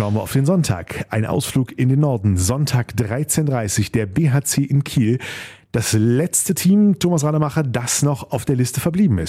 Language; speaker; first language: German; native; German